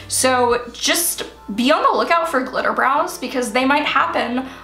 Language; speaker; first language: English; native; English